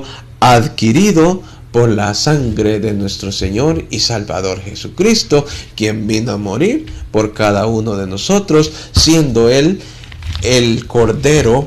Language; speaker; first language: Spanish; native; Spanish